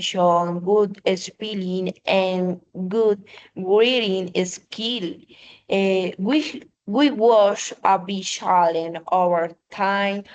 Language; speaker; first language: English; non-native, learner; Spanish